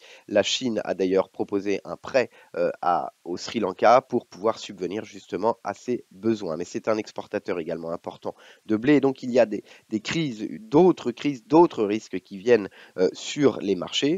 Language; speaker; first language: French; native; French